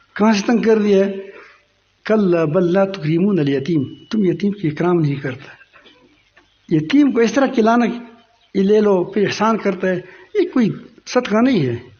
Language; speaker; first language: Urdu; non-native, local second language; Pashto